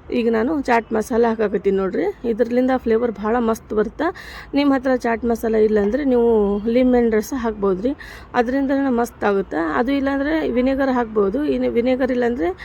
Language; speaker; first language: Kannada; native; Kannada